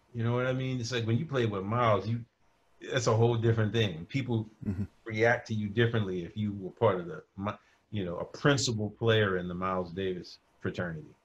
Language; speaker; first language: English; native; English